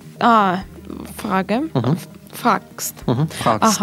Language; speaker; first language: German; non-native, learner; Russian